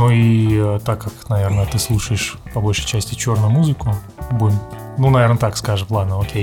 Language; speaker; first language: Russian; native; Russian